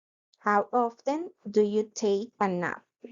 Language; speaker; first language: English; non-native, fluent; Spanish